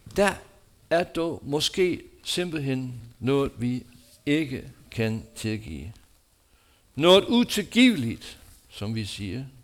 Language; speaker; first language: Danish; non-native, fluent; English